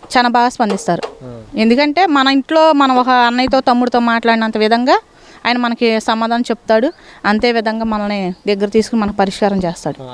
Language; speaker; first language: Telugu; native; Telugu